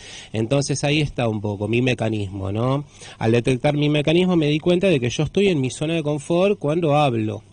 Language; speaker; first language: Spanish; native; Spanish